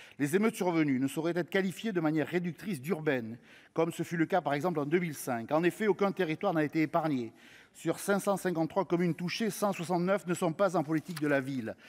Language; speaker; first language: French; native; French